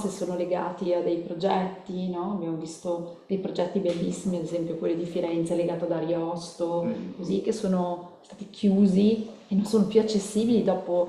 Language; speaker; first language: Italian; native; Italian